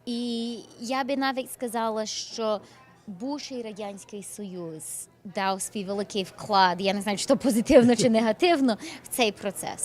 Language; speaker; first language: Ukrainian; early bilingual, heritage; English